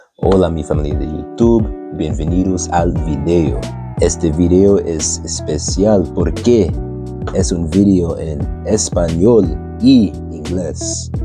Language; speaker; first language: Spanish; non-native, learner; English